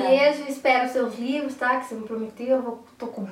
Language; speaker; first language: Portuguese; native; Portuguese